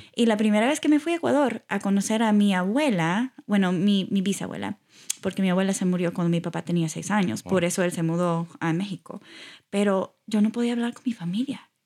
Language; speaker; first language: Spanish; early bilingual, heritage; Spanish